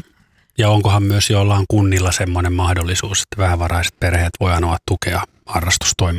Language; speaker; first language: Finnish; native; Finnish